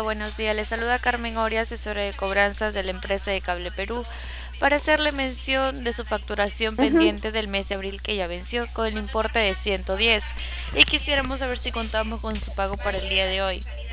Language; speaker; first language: Spanish; native; Spanish